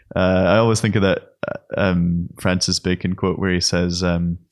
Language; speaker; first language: English; native; English